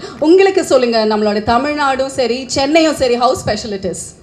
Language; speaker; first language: Tamil; native; Tamil